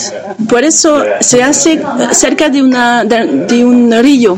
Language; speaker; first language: Spanish; non-native, learner; French